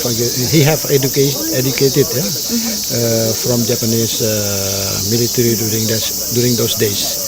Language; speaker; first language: English; non-native, learner; Indonesian